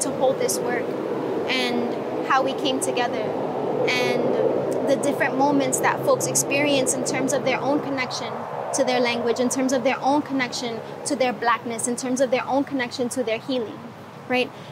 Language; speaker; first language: English; early bilingual, other home language; Spanish